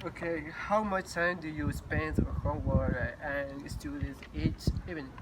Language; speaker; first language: English; non-native, learner; Spanish